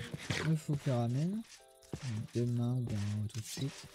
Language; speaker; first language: French; native; French